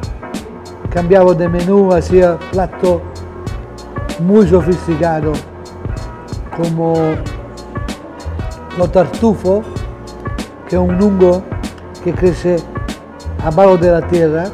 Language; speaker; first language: Spanish; non-native, fluent; Italian